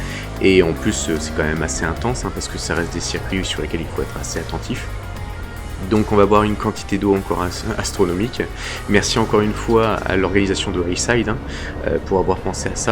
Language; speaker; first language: French; native; French